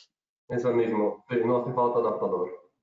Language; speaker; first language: Spanish; non-native, learner; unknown